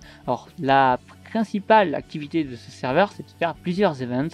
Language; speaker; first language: French; native; French